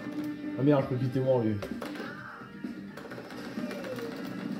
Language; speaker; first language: French; native; French